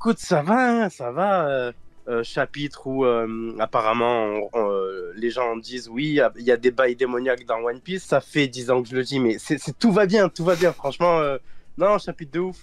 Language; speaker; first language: French; native; French